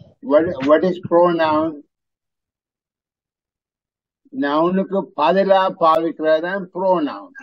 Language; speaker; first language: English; non-native, fluent; Tamil